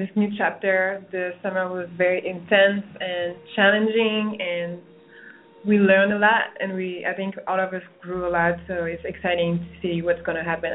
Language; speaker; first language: English; non-native, fluent; French